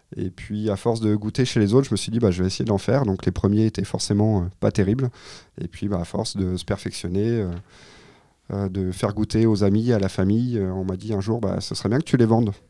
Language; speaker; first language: French; native; French